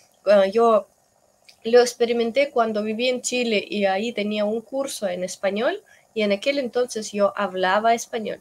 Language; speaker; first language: Spanish; non-native, fluent; Russian